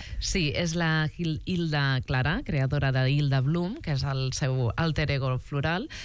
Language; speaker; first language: Catalan; native; Catalan